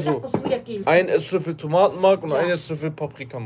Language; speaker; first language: German; early bilingual, other home language; Kurdish